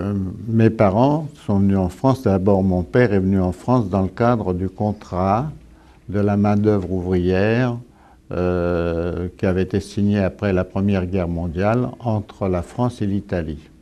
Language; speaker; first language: French; early bilingual, other home language; Italian